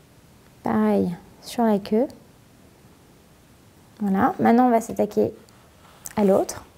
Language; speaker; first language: French; native; French